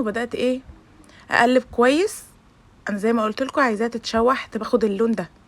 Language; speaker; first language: Arabic; native; Arabic